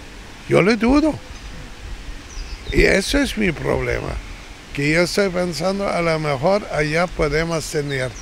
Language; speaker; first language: Spanish; non-native, fluent; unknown